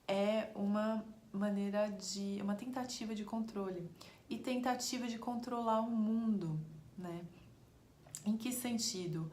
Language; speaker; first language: Portuguese; native; Portuguese